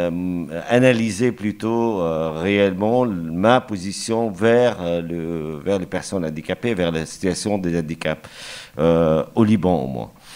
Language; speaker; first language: French; non-native, fluent; Arabic